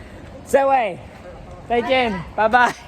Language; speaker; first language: Chinese; non-native, learner; English